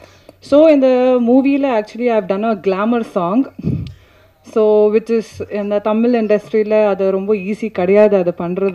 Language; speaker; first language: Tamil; non-native, learner; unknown